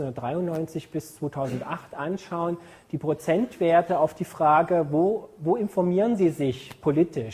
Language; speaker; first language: German; native; German